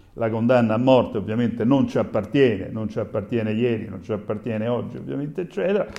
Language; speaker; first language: Italian; native; Italian